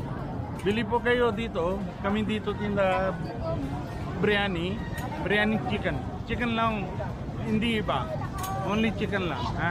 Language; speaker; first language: Filipino; non-native, learner; Hindi